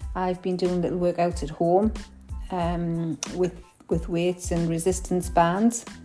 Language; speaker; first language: English; native; English